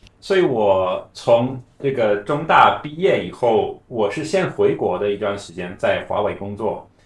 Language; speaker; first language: Chinese; non-native, fluent; English